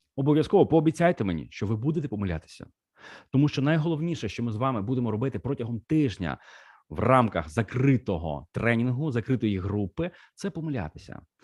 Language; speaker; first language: Ukrainian; non-native, local second language; Russian